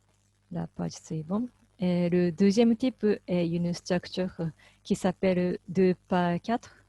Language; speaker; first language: French; non-native, fluent; Japanese